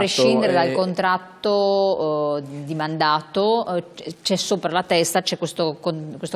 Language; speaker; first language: Italian; native; Italian